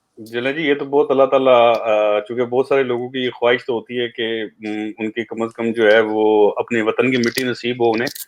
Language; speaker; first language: Urdu; native; Urdu